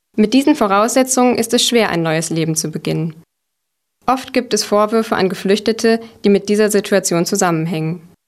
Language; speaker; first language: German; native; German